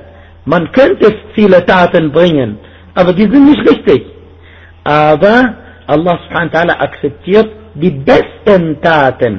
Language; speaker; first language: German; non-native, fluent; Arabic